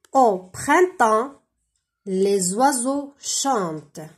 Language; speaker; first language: French; non-native, local second language; Arabic